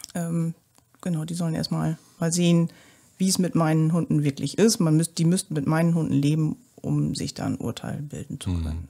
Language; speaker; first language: German; native; German